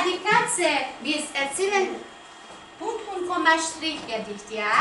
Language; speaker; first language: German; non-native, fluent; Hungarian